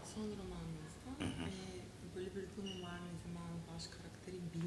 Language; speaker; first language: Turkish; non-native, learner; Macedonian